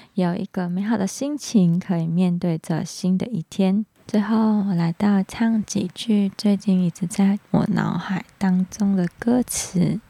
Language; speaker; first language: Chinese; non-native, local second language; Cantonese